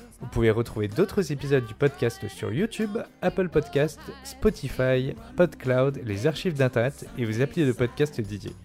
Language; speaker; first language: French; native; French